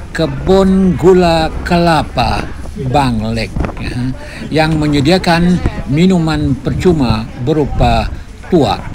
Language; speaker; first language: Malay; native; Malay